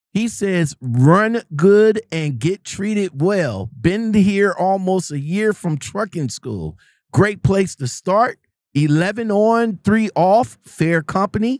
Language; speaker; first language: English; native; English